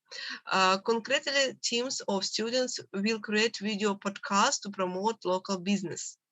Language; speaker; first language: English; non-native, learner; Russian